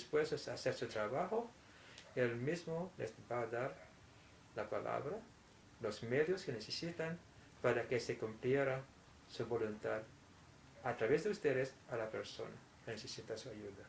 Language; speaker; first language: Spanish; non-native, fluent; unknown